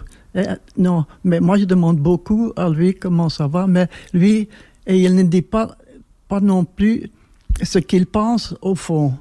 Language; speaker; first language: French; non-native, local second language; Dutch